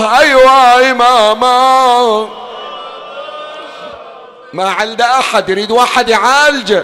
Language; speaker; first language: Arabic; native; Arabic